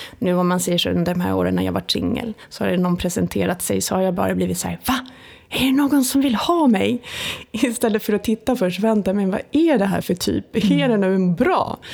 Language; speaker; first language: Swedish; early bilingual, other home language; Italian